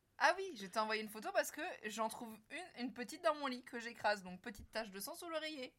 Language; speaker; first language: French; native; French